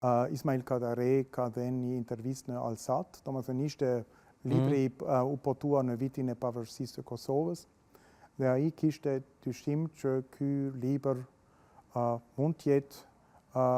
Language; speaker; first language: Albanian; non-native, fluent; German